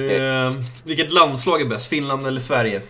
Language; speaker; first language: Swedish; native; Swedish